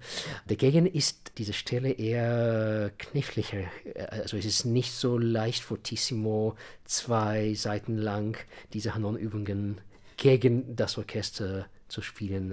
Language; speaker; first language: German; non-native, fluent; Russian